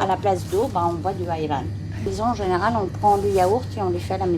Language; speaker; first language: French; non-native, fluent; Turkish